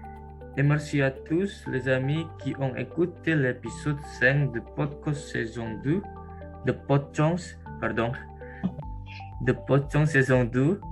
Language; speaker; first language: French; non-native, learner; Indonesian